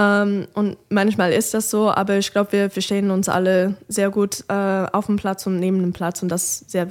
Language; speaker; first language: German; non-native, fluent; English